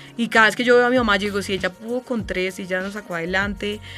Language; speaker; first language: Spanish; native; Spanish